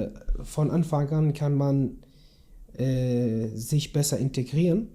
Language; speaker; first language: German; non-native, learner; Kurdish